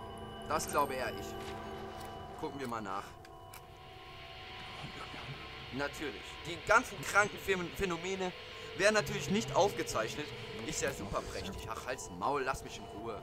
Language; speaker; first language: German; native; German